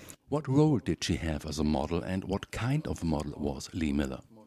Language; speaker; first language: English; non-native, fluent; German